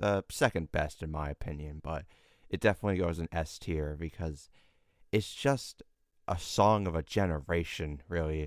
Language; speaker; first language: English; native; English